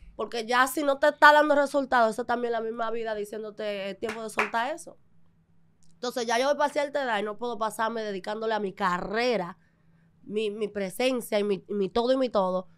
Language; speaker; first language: Spanish; early bilingual, other home language; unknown